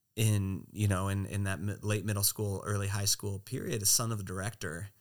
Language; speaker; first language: English; native; English